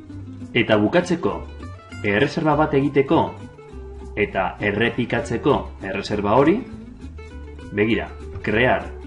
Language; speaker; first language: Basque; non-native, local second language; Spanish